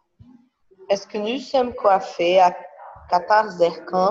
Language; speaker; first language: French; non-native, learner; Portuguese